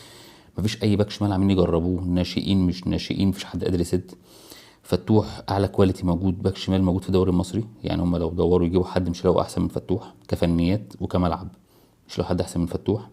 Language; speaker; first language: Arabic; native; Arabic